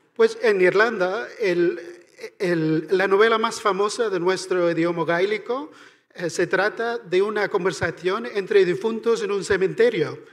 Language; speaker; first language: Spanish; non-native, fluent; Irish